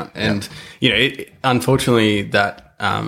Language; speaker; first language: English; native; English